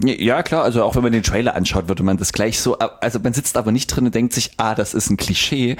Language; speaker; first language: German; native; German